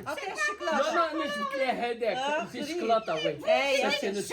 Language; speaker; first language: French; non-native, learner; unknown